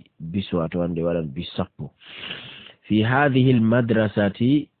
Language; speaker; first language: Arabic; non-native, fluent; Fula